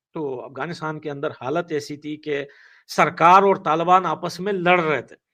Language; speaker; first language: Hindi; non-native, fluent; Pashto